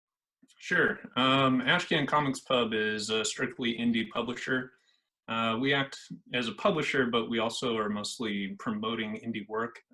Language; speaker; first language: English; native; English